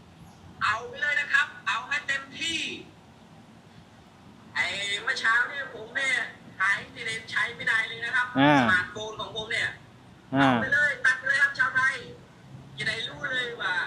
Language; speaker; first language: Thai; non-native, fluent; Khmer